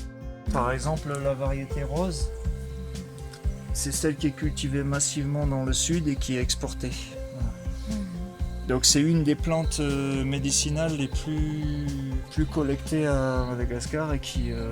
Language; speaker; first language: French; native; French